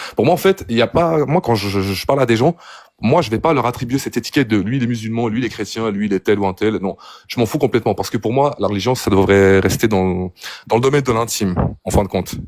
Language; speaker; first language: French; early bilingual, other home language; Arabic